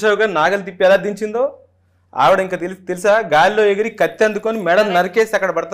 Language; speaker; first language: Telugu; native; Telugu